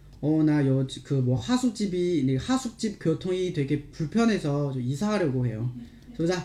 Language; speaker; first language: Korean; non-native, fluent; Chinese